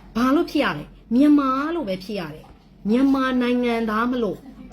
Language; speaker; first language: Burmese; non-native, local second language; S'gaw Karen